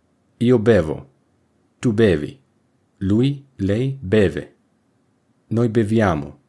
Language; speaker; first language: Italian; non-native, fluent; English